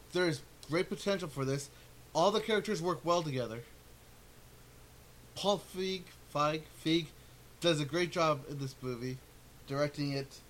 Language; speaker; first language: English; native; English